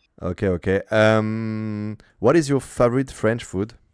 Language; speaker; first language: English; non-native, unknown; French